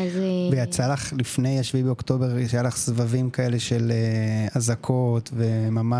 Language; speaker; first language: Hebrew; native; Hebrew